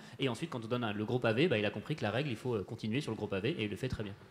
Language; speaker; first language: French; native; French